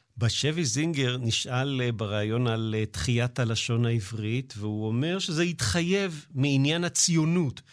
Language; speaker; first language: Hebrew; native; Hebrew